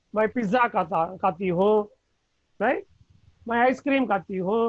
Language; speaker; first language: Hindi; non-native, learner; Tamil